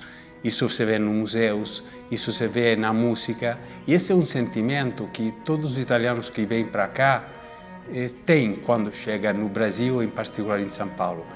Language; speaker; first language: Portuguese; non-native, fluent; Italian